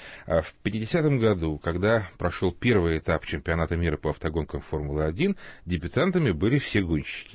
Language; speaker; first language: Russian; native; Russian